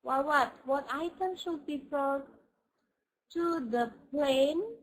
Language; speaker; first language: English; non-native, fluent; Indonesian